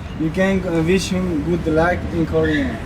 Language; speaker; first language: English; non-native, learner; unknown